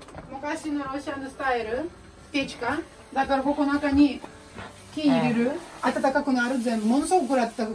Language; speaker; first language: Japanese; non-native, learner; Russian